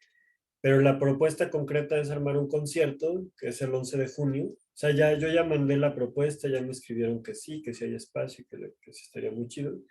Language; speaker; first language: Spanish; native; Spanish